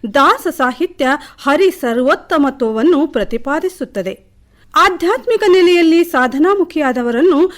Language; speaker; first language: Kannada; native; Kannada